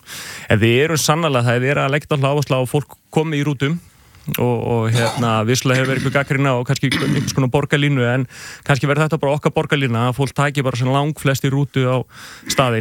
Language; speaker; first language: Icelandic; native; Icelandic